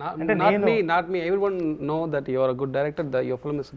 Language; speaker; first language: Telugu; non-native, learner; Tamil